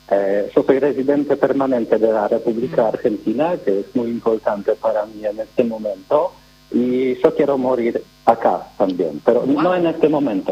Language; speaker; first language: Spanish; non-native, learner; Polish